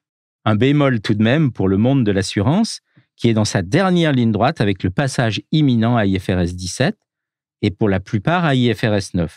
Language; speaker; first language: French; native; French